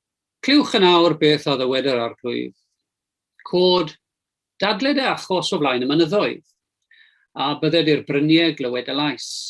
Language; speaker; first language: Welsh; native; Welsh